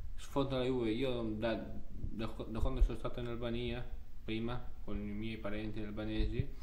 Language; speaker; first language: Italian; non-native, fluent; Albanian